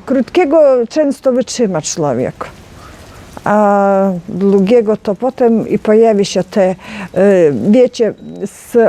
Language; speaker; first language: Polish; non-native, learner; Ukrainian